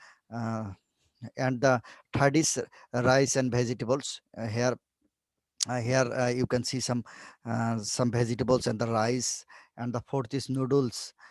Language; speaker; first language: English; non-native, learner; Bangla